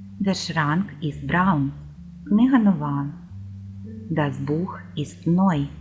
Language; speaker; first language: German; non-native, fluent; Ukrainian